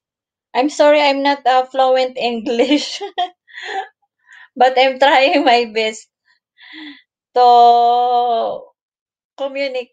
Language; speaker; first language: English; non-native, learner; Filipino